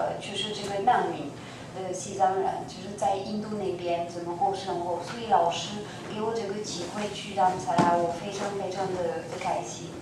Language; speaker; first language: Chinese; non-native, fluent; French